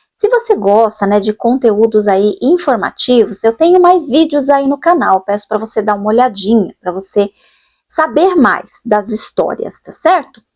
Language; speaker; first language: Portuguese; native; Portuguese